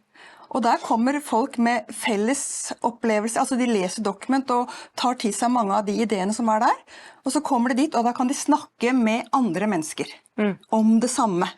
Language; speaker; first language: Norwegian; native; Norwegian